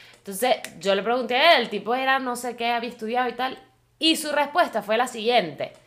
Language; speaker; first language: Spanish; native; Spanish